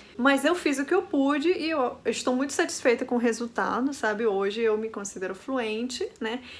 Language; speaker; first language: Portuguese; non-native, fluent; Spanish